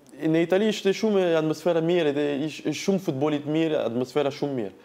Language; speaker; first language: Albanian; non-native, learner; French